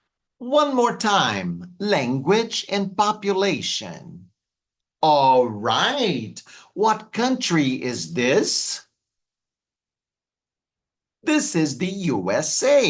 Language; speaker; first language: English; non-native, fluent; Portuguese